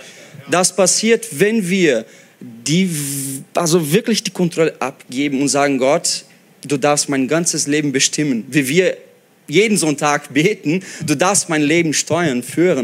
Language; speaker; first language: German; non-native, fluent; Portuguese